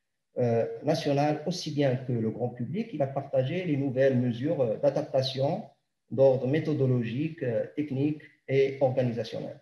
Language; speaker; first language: French; non-native, local second language; Arabic